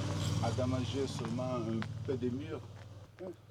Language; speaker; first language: French; non-native, learner; Italian